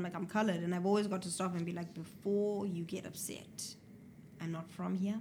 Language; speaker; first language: English; native; English